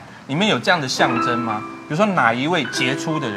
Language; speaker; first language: Chinese; native; Chinese